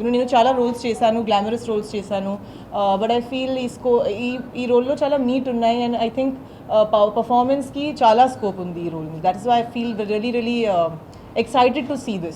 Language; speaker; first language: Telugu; non-native, learner; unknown